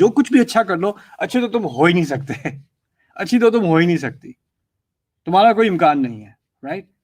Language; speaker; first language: Urdu; early bilingual, heritage; Urdu